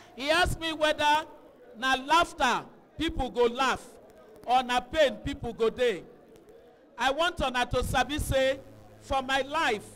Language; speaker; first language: Nigerian Pidgin; non-native, local second language; Igbo